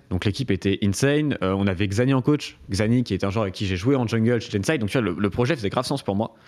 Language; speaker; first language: French; native; French